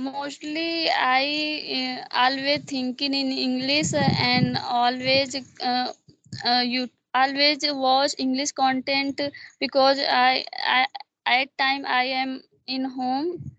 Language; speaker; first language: English; non-native, learner; Hindi